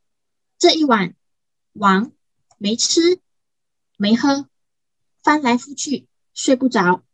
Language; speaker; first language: Chinese; native; Chinese